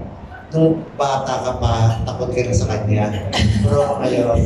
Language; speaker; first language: Filipino; native; Filipino